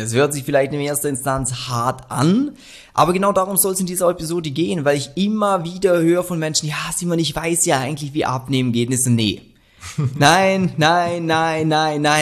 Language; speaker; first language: German; native; German